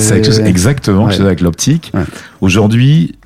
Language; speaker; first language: French; native; French